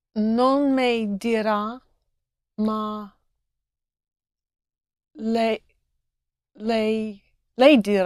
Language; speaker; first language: Italian; non-native, learner; English